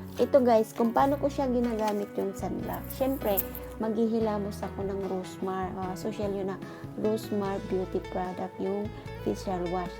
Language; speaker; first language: Filipino; non-native, local second language; Cebuano